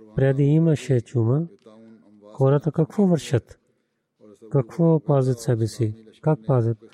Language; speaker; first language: Bulgarian; non-native, learner; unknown